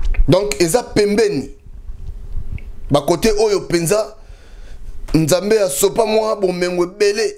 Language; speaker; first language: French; non-native, local second language; Lingala